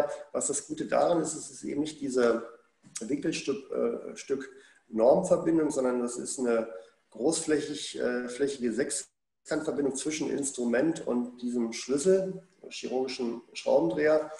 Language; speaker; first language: German; native; German